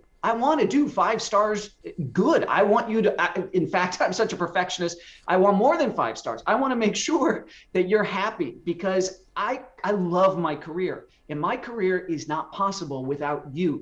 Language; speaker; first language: English; native; English